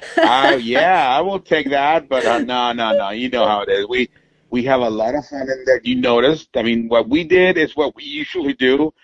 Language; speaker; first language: English; non-native, fluent; Spanish